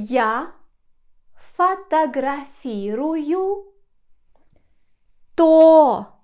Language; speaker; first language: Russian; non-native, fluent; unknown